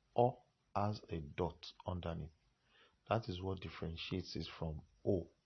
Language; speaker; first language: English; non-native, local second language; Yoruba